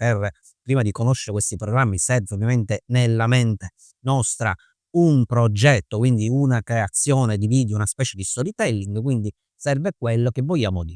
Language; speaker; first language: Italian; native; Italian